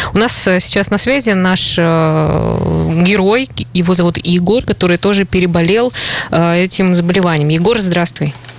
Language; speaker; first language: Russian; native; Russian